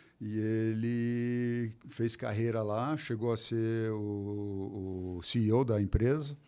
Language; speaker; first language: Portuguese; early bilingual, other home language; German